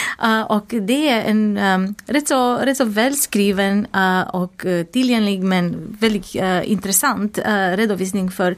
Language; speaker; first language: Swedish; non-native, fluent; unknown